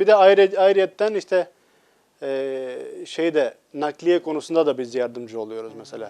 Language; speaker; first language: Turkish; non-native, fluent; Albanian